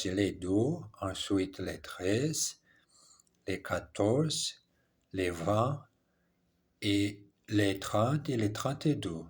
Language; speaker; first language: French; non-native, learner; English